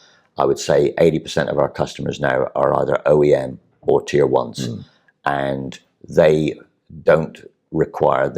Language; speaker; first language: English; native; English